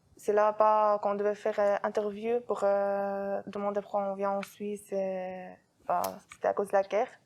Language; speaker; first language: French; non-native, fluent; Arabic